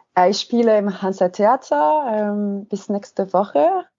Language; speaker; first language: German; non-native, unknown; French